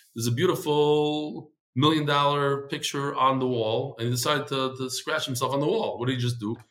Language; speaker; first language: English; native; English